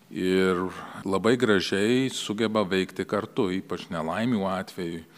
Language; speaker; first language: Lithuanian; early bilingual, heritage; Lithuanian